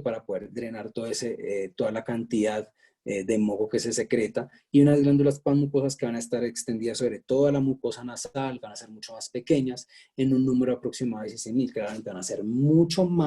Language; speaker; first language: Spanish; native; Spanish